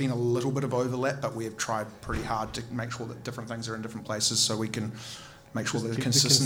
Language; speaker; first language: English; native; English